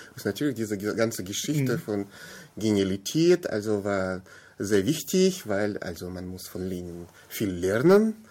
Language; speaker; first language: German; non-native, fluent; Russian